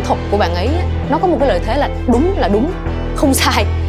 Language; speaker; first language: Vietnamese; native; Vietnamese